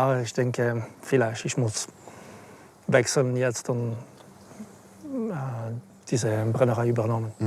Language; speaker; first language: German; non-native, learner; French